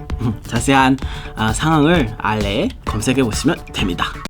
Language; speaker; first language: Korean; non-native, fluent; Kinyarwanda